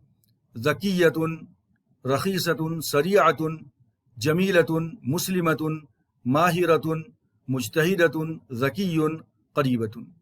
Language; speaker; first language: Arabic; non-native, fluent; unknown